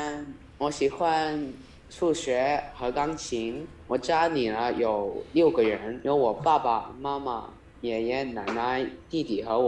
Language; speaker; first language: Chinese; early bilingual, heritage; Chinese